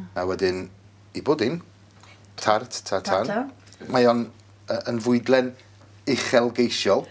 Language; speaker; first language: Welsh; native; Welsh